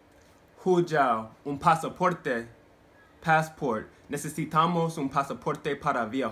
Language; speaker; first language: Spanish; non-native, learner; English